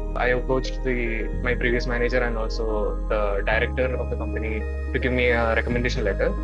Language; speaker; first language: English; non-native, local second language; Malayalam